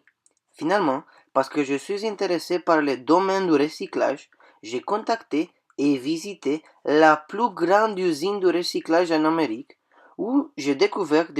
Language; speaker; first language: French; non-native, fluent; Romanian